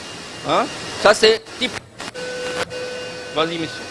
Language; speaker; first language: French; non-native, learner; Arabic